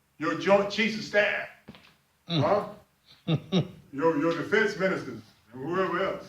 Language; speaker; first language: English; native; English